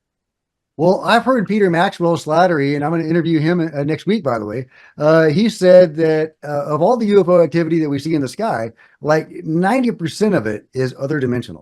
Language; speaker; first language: English; native; English